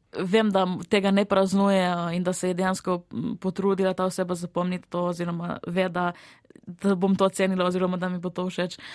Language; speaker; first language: Slovenian; early bilingual, other home language; Serbian